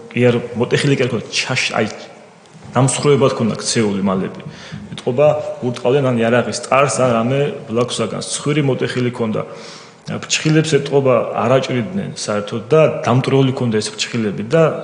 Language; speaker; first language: Georgian; non-native, local second language; Svan